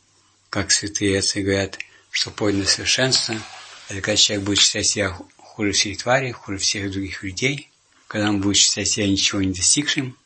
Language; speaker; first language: Russian; native; Russian